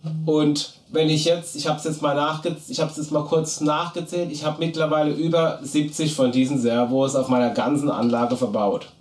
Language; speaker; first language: German; native; German